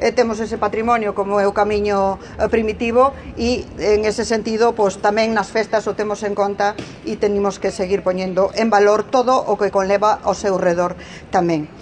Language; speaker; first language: Galician; non-native, local second language; Spanish